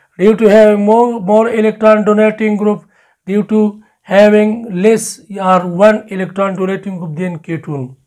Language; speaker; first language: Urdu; non-native, local second language; Pashto